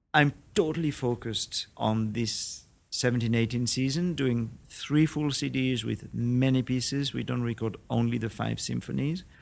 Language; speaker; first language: English; non-native, fluent; French